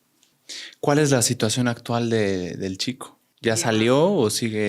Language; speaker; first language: Spanish; native; Spanish